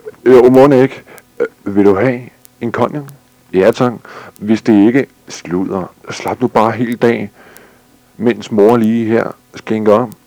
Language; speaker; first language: Danish; native; Danish